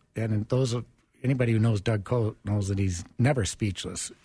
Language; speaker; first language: English; early bilingual, other home language; German